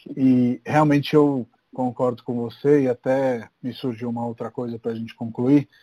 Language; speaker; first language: Portuguese; non-native, fluent; Italian